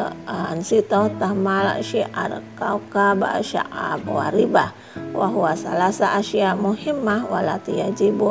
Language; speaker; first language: Arabic; non-native, fluent; Indonesian